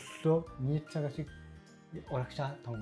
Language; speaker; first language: Mongolian; non-native, fluent; Japanese